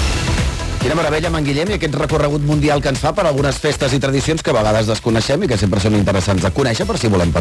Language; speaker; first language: Catalan; native; Catalan